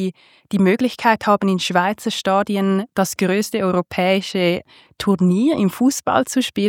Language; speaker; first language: German; native; German